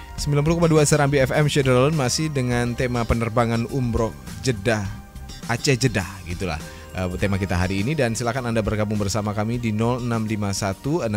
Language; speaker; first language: Indonesian; non-native, local second language; Achinese